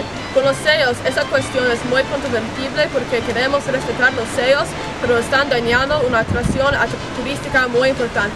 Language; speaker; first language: Spanish; non-native, learner; English